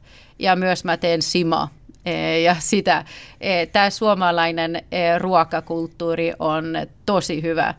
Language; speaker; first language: Finnish; early bilingual, heritage; Swedish